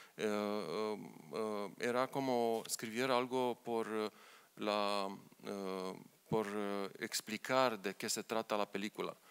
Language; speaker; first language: Spanish; non-native, learner; Romanian